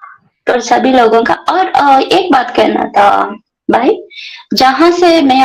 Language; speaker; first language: Hindi; non-native, local second language; Kannada